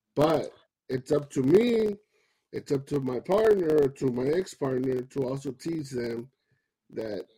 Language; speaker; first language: English; early bilingual, other home language; Spanish